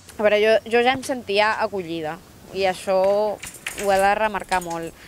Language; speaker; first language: Catalan; non-native, fluent; Spanish